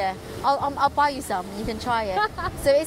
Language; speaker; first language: English; native; English